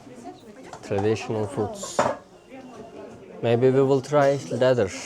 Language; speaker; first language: English; non-native, learner; Turkish